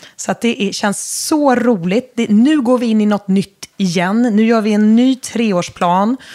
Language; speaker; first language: Swedish; native; Swedish